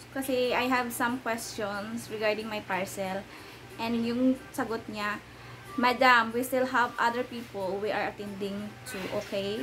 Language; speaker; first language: English; non-native, local second language; Filipino